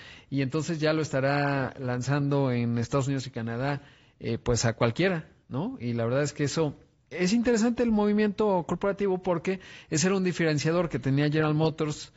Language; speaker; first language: Spanish; native; Spanish